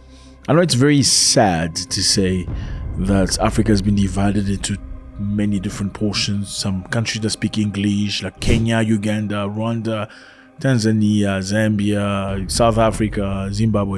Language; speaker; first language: English; non-native, fluent; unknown